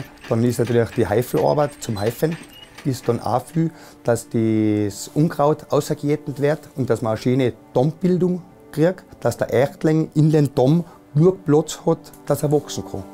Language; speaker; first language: German; native; German